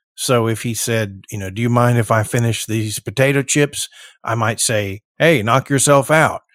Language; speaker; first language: English; early bilingual, other home language; Spanish